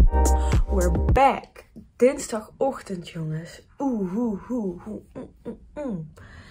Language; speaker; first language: Dutch; native; Dutch